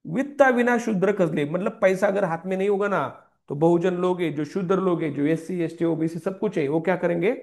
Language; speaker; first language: Hindi; non-native, local second language; Marathi